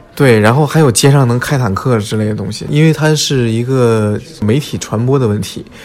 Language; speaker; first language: Chinese; native; Chinese